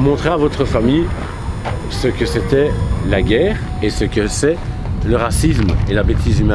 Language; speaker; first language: French; native; French